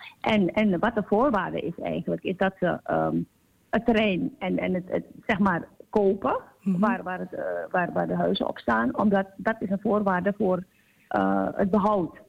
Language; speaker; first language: Dutch; native; Dutch